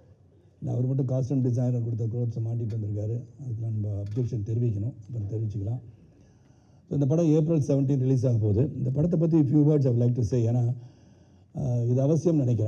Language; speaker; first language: Tamil; native; Tamil